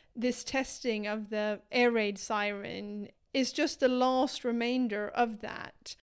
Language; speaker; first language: English; non-native, fluent; Swedish